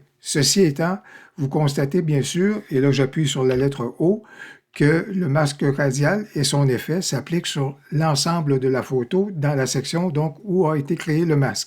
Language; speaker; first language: French; native; French